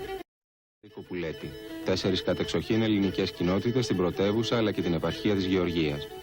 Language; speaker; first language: Greek; native; Greek